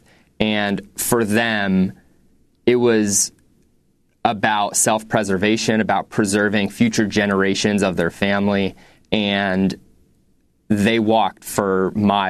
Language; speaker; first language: English; native; English